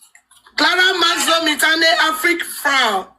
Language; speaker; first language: German; non-native, learner; Nigerian Pidgin